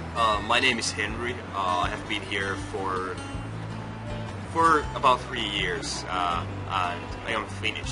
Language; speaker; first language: English; non-native, fluent; Finnish